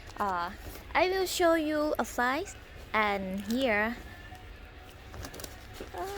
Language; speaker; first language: English; non-native, learner; Thai